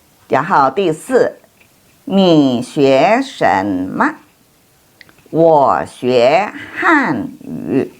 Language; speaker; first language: Chinese; non-native, fluent; Indonesian